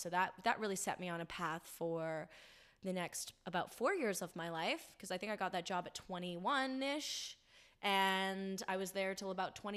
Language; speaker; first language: English; native; English